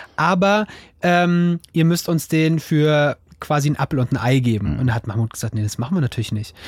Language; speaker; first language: German; native; German